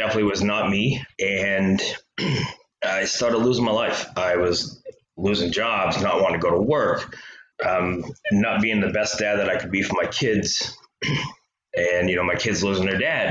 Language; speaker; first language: English; native; English